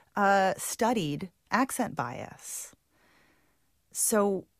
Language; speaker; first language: English; native; English